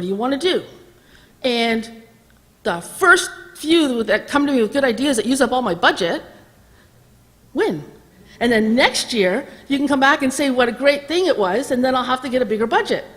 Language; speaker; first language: English; native; English